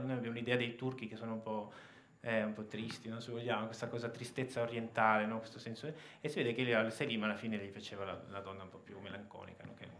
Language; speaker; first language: Italian; native; Italian